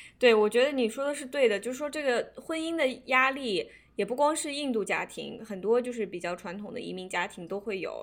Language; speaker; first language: Chinese; native; Chinese